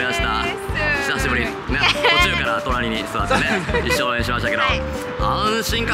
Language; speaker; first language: Japanese; native; Japanese